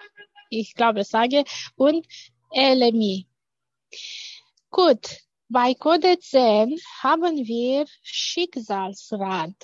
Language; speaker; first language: German; non-native, fluent; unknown